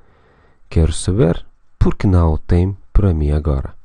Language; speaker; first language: Portuguese; non-native, fluent; Russian